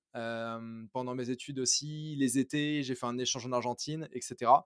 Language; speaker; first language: French; native; French